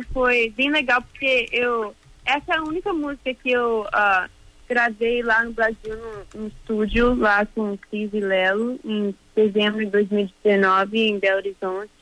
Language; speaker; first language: Portuguese; early bilingual, heritage; Portuguese